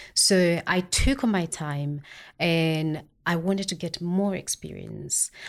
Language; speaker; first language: English; non-native, local second language; Kikuyu